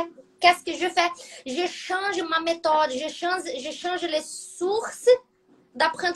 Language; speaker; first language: French; non-native, fluent; Portuguese